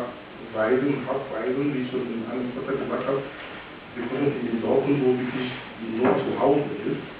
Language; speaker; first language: German; non-native, fluent; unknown